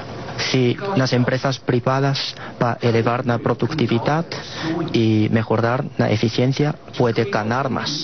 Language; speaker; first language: Spanish; non-native, fluent; Chinese